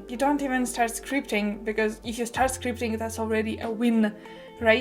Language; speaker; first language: English; non-native, fluent; Russian